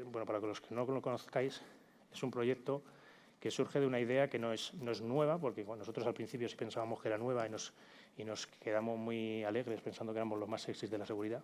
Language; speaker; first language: Spanish; native; Spanish